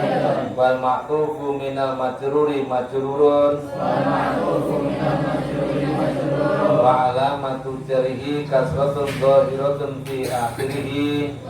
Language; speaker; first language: Arabic; non-native, fluent; Javanese